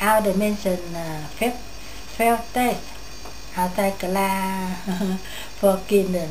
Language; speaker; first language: Dutch; non-native, learner; Vietnamese